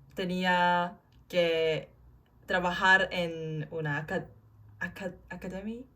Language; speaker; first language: Spanish; non-native, learner; Korean